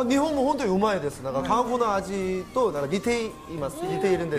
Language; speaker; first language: Japanese; non-native, fluent; Korean